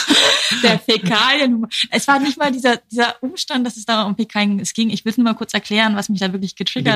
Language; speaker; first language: German; native; German